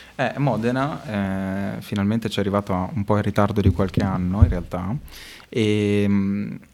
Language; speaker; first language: Italian; native; Italian